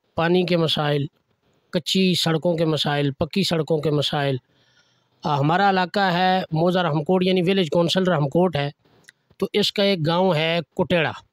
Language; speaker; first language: Urdu; non-native, local second language; Northern Hindko